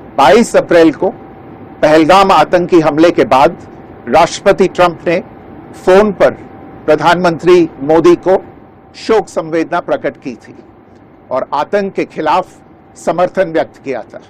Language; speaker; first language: Hindi; native; Hindi